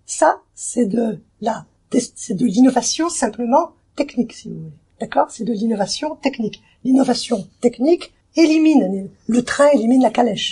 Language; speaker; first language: French; native; French